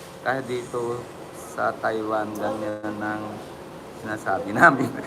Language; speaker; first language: Filipino; non-native, learner; Punjabi